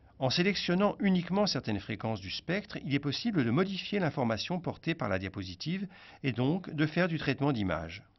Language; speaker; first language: French; native; French